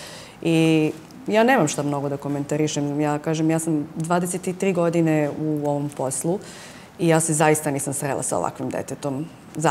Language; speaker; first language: Serbian; native; Serbian